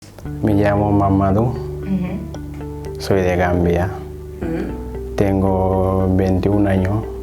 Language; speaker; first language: Spanish; non-native, learner; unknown